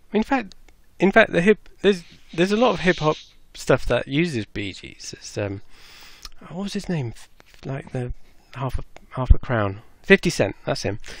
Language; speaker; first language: English; native; English